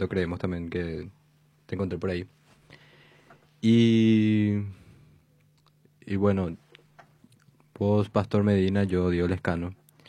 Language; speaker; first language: Spanish; native; Spanish